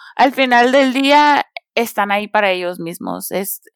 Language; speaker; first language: Spanish; early bilingual, heritage; Spanish